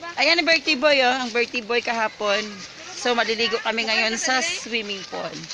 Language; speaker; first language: Filipino; non-native, local second language; Hiligaynon